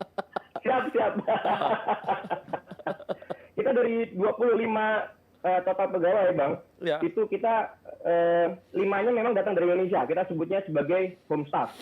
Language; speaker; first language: Indonesian; native; Indonesian